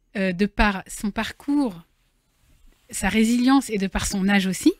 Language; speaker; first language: French; native; French